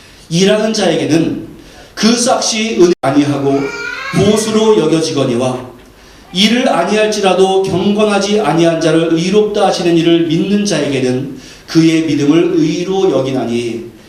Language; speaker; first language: Korean; native; Korean